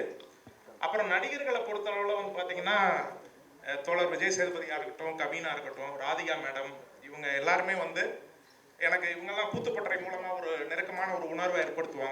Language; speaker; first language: Tamil; native; Tamil